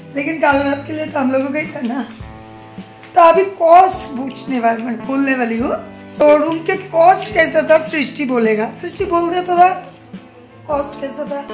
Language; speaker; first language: Hindi; non-native, local second language; Bangla